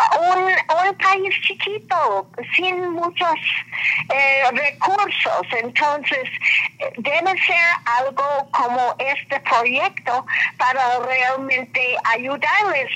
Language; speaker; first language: Spanish; non-native, fluent; English